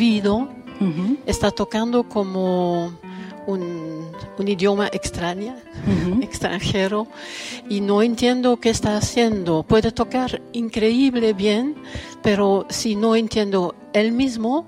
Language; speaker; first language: Spanish; non-native, fluent; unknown